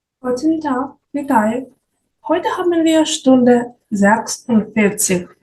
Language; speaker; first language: German; non-native, fluent; Ukrainian